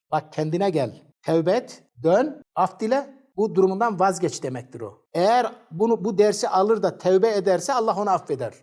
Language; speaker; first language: Turkish; native; Turkish